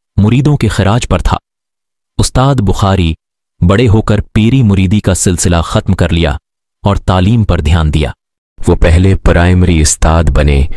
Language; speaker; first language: Urdu; non-native, local second language; Sindhi